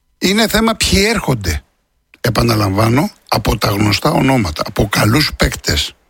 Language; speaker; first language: Greek; native; Greek